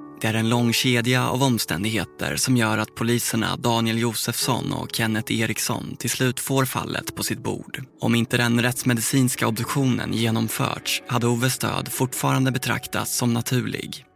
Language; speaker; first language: Swedish; native; Swedish